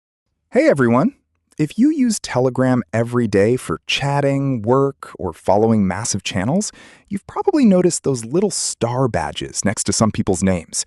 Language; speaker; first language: English; native; English